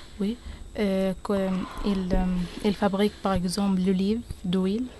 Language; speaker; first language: French; non-native, learner; Arabic